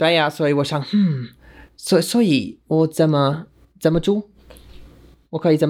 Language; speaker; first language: Chinese; non-native, learner; English